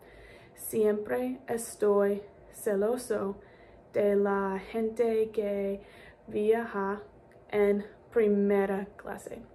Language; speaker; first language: Spanish; non-native, learner; English